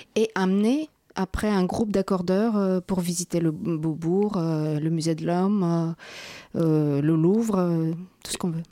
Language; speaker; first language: French; non-native, fluent; Bulgarian